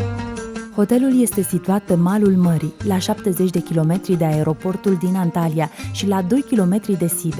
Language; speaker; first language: Romanian; native; Romanian